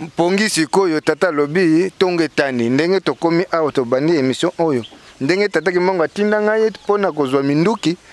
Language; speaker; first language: Lingala; non-native, local second language; Kongo